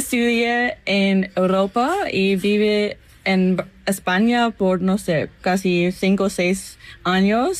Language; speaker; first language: Spanish; non-native, learner; English